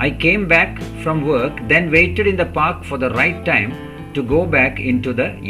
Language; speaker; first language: English; non-native, local second language; Malayalam